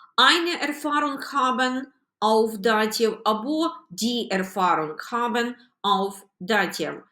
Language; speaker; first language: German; non-native, fluent; Ukrainian